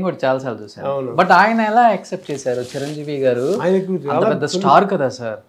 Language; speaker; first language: Telugu; native; Telugu